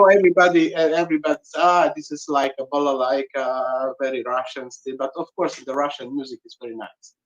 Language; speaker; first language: English; non-native, learner; Hungarian